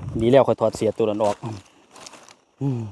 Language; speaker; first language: Thai; non-native, local second language; Northeastern Thai